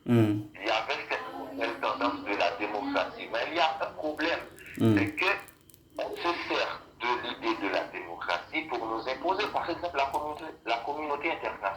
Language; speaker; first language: French; non-native, local second language; Haitian Creole